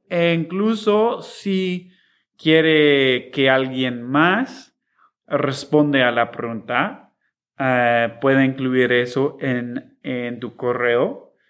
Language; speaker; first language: Spanish; non-native, fluent; English